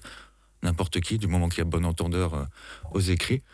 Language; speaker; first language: French; native; French